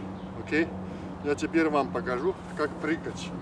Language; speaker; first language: Russian; non-native, learner; Chinese